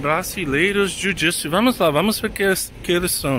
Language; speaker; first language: Portuguese; non-native, learner; English